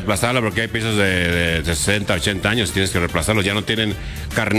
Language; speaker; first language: Spanish; native; Spanish